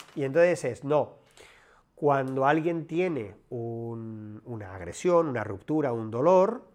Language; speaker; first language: Spanish; native; Spanish